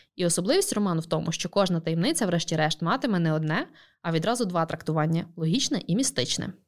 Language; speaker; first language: Ukrainian; native; Ukrainian